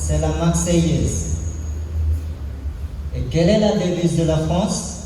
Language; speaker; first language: French; non-native, learner; Sinhala